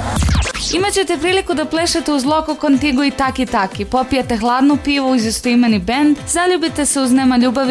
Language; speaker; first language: Serbian; native; Serbian